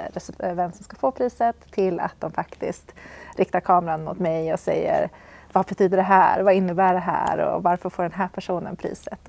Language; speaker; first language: Swedish; native; Swedish